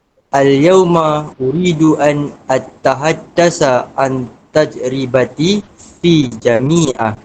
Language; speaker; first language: Arabic; non-native, learner; Malay